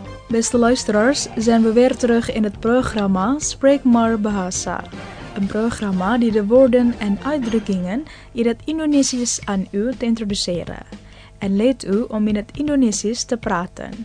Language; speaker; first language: Dutch; non-native, learner; Indonesian